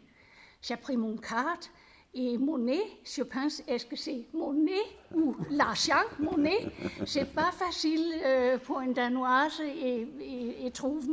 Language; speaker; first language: French; non-native, learner; Danish